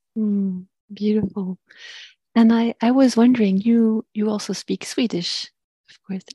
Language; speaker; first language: English; non-native, fluent; French